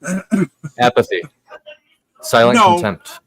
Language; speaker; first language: English; native; English